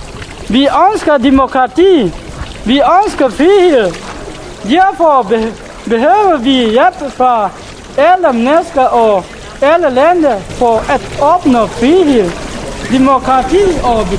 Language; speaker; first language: Danish; non-native, learner; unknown